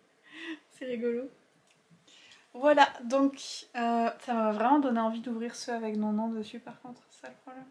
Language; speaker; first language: French; native; French